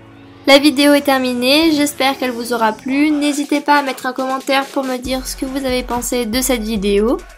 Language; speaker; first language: French; native; French